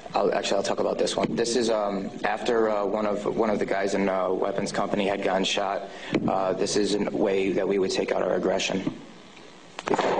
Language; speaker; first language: English; native; English